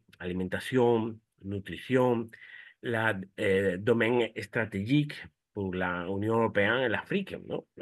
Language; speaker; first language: French; non-native, fluent; Spanish